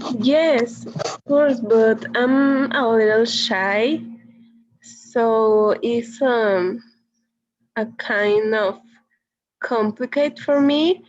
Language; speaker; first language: English; non-native, learner; Spanish